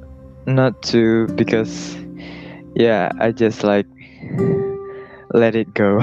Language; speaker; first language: English; non-native, learner; Indonesian